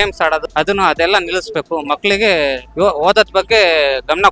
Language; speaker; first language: Kannada; native; Kannada